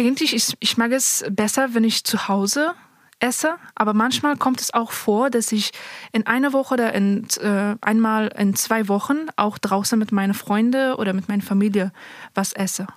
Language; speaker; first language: German; non-native, fluent; Persian